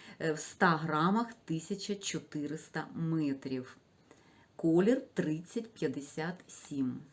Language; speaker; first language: Ukrainian; non-native, local second language; Russian